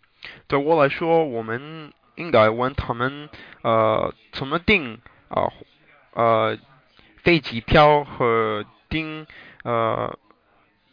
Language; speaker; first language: Chinese; non-native, learner; English